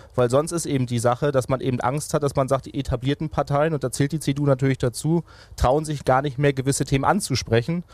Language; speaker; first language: German; native; German